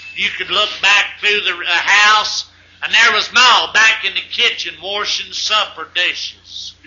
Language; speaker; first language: English; native; English